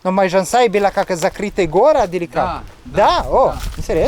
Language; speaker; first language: Russian; non-native, learner; Italian